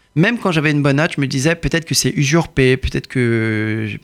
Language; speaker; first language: French; early bilingual, other home language; Persian